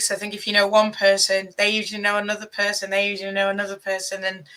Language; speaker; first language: English; native; English